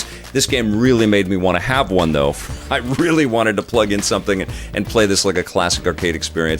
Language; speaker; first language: English; native; English